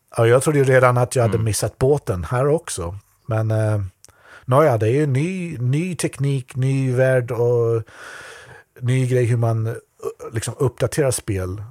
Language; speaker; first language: Swedish; native; Swedish